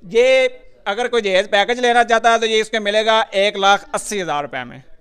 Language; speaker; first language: Urdu; non-native, local second language; Punjabi